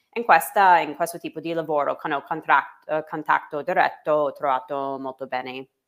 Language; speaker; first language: Italian; non-native, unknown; English